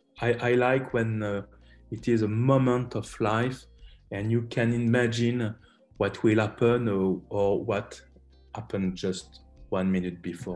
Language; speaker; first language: English; non-native, learner; French